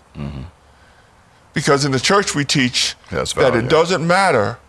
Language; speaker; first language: English; native; English